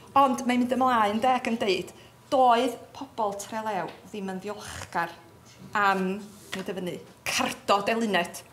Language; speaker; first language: Welsh; native; Welsh